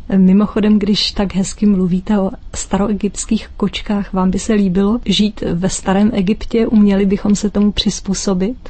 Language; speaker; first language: Czech; native; Czech